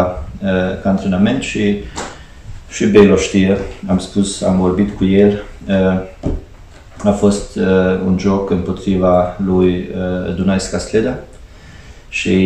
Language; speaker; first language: Romanian; non-native, fluent; Hungarian